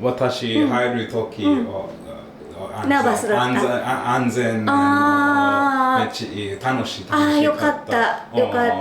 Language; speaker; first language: Japanese; non-native, learner; English